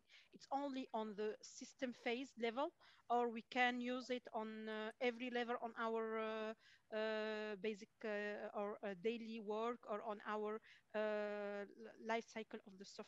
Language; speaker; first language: English; non-native, fluent; Arabic